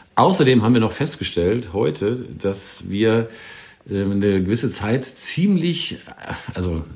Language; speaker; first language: German; native; German